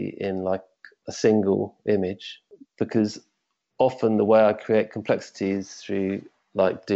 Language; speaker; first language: English; native; English